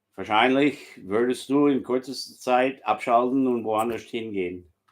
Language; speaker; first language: German; non-native, fluent; English